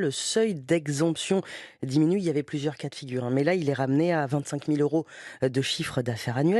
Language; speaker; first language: French; native; French